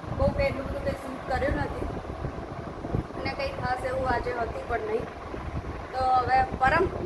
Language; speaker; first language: Gujarati; native; Gujarati